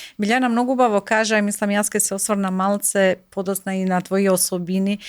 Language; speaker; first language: Macedonian; non-native, local second language; Albanian